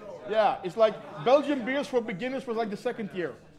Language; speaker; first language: English; non-native, fluent; Dutch